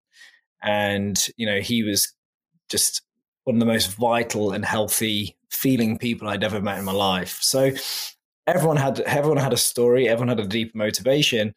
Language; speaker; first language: English; native; English